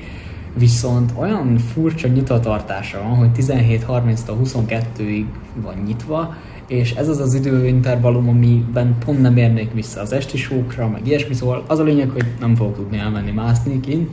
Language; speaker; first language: Hungarian; native; Hungarian